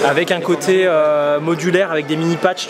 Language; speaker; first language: French; native; French